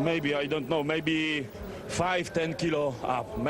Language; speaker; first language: English; non-native, learner; Polish